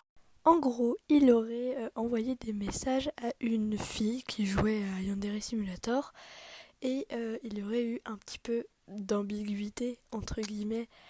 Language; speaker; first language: French; native; French